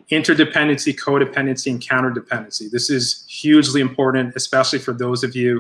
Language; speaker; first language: English; native; English